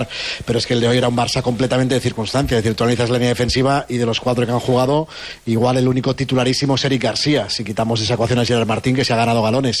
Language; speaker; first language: Spanish; native; Spanish